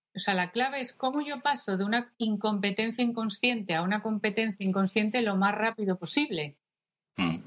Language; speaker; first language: Spanish; native; Spanish